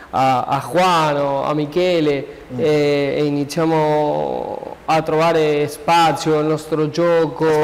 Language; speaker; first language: Italian; non-native, learner; Spanish